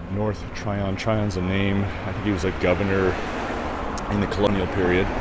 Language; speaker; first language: English; native; English